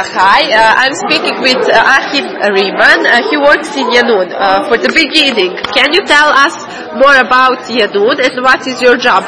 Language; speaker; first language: English; non-native, learner; Serbian